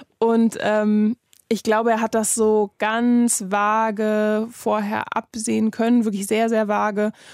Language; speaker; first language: German; native; German